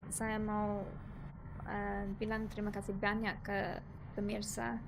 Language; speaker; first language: Indonesian; non-native, learner; English